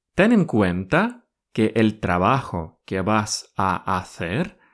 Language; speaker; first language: Spanish; non-native, fluent; Russian